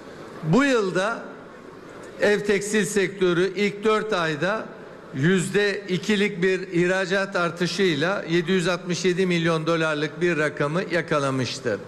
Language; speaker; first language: Turkish; native; Turkish